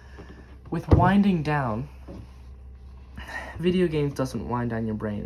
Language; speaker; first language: English; native; English